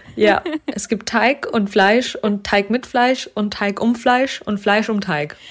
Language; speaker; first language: German; early bilingual, other home language; Russian